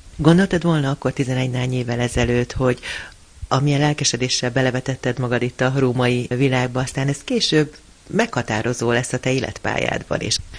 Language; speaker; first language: Hungarian; native; Hungarian